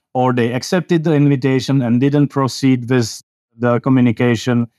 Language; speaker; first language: English; non-native, fluent; Czech